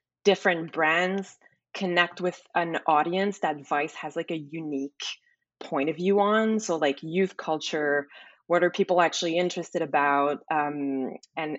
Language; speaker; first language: English; native; English